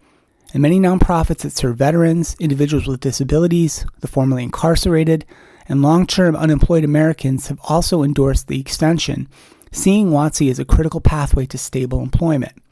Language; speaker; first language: English; native; English